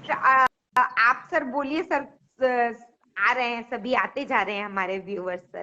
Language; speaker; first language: Hindi; native; Hindi